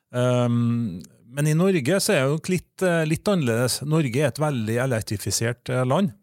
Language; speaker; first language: Norwegian; native; Norwegian